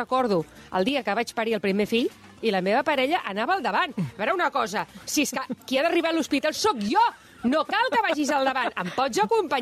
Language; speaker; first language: Catalan; native; Catalan